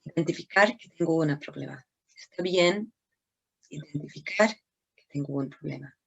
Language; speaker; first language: Spanish; non-native, learner; English